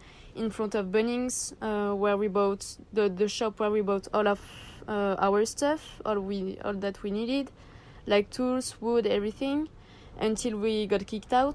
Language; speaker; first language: English; non-native, learner; French